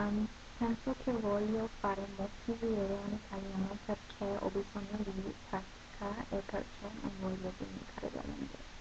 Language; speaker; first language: Italian; non-native, learner; English